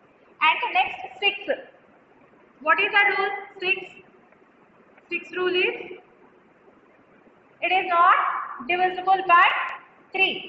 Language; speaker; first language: English; non-native, local second language; Telugu